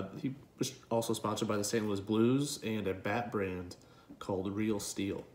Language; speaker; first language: English; native; English